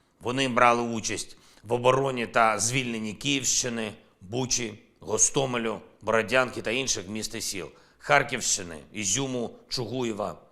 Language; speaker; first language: Ukrainian; non-native, local second language; Russian